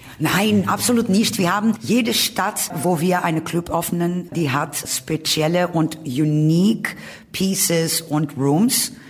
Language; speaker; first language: German; non-native, learner; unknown